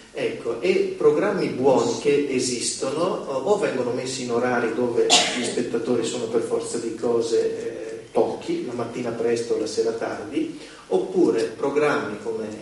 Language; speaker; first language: Italian; native; Italian